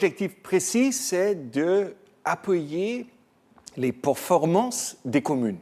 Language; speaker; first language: French; non-native, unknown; German